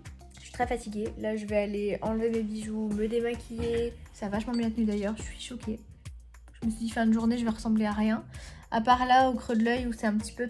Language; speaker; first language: French; native; French